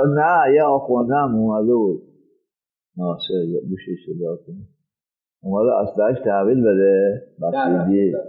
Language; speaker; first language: Persian; native; Persian